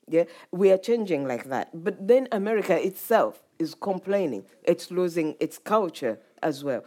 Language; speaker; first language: English; non-native, local second language; Ganda